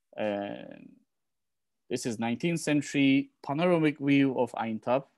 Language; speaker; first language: English; non-native, fluent; Turkish